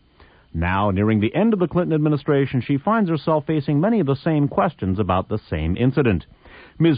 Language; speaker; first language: English; native; English